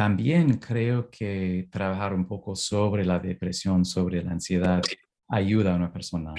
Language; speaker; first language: Spanish; non-native, fluent; English